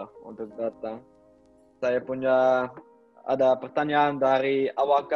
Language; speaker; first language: Indonesian; non-native, learner; Dutch